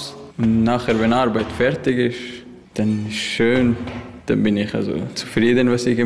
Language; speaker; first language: German; non-native, learner; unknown